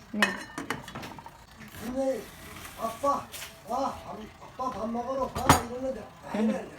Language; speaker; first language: Korean; non-native, learner; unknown